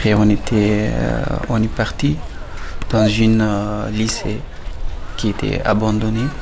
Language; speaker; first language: French; non-native, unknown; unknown